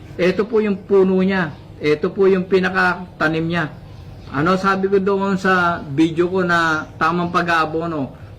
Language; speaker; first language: Filipino; non-native, local second language; Cebuano